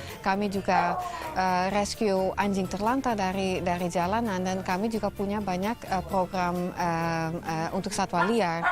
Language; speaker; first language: Indonesian; non-native, fluent; Dutch